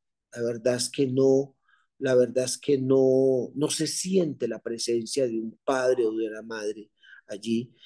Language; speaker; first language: Spanish; native; Spanish